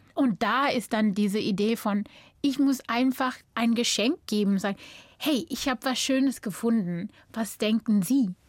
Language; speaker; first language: German; non-native, fluent; English